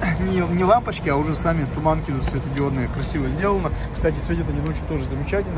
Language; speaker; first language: Russian; native; Russian